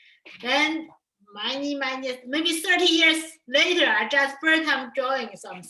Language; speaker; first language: English; non-native, learner; Chinese